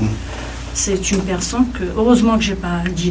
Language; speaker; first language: French; non-native, local second language; Kabyle